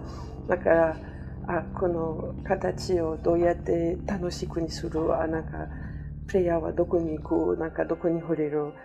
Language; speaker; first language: Japanese; non-native, learner; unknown